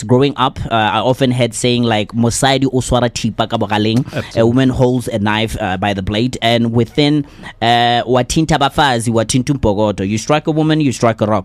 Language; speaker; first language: English; non-native, local second language; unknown